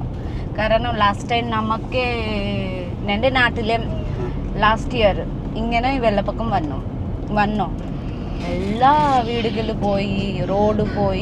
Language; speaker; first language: Malayalam; non-native, local second language; Nepali